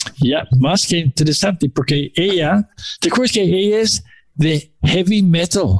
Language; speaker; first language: Spanish; non-native, learner; English